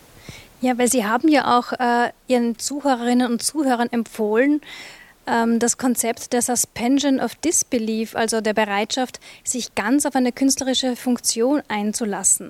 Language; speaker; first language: German; native; German